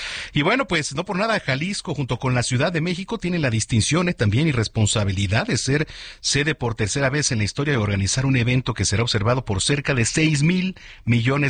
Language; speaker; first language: Spanish; native; Spanish